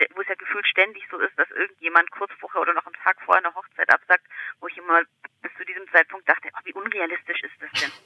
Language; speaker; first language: German; native; German